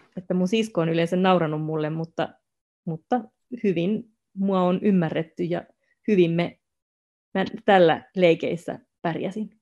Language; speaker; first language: Finnish; non-native, local second language; Swedish